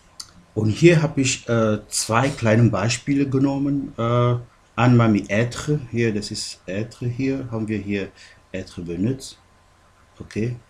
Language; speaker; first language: German; non-native, fluent; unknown